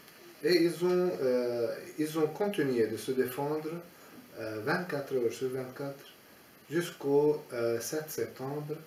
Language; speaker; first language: French; non-native, fluent; Aramaic